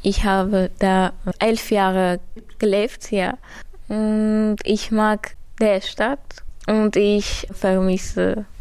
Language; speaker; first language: German; non-native, learner; Armenian